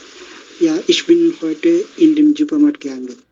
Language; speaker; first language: German; non-native, learner; Bangla